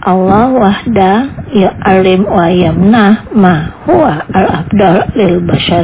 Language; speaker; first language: Arabic; non-native, fluent; Indonesian